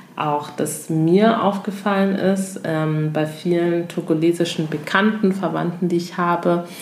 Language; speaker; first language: German; early bilingual, other home language; Ewe